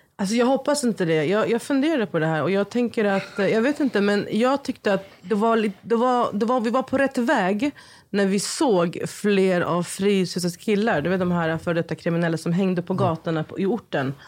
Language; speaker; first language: Swedish; native; Swedish